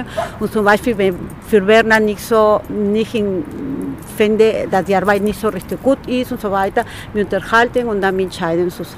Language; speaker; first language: German; non-native, fluent; Spanish